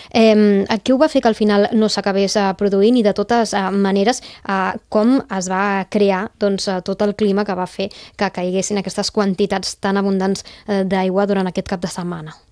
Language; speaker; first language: Catalan; native; Catalan